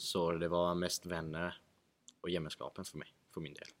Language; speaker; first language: Swedish; non-native, fluent; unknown